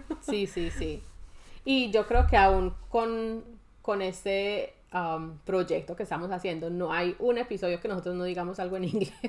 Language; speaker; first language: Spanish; native; Spanish